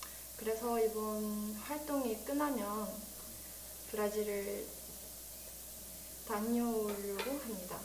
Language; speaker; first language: Korean; early bilingual, heritage; Korean